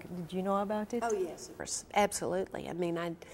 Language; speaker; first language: English; native; English